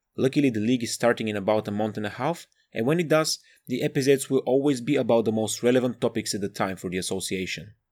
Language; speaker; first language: English; non-native, fluent; Bulgarian